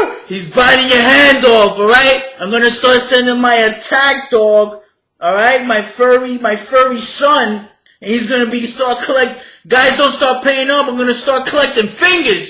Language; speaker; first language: English; native; English